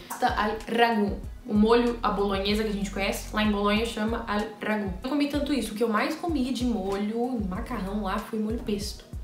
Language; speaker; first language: Portuguese; native; Portuguese